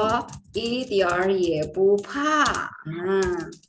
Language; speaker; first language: Chinese; non-native, fluent; Indonesian